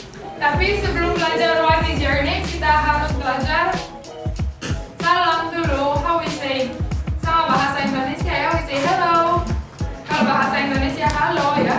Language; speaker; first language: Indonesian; non-native, fluent; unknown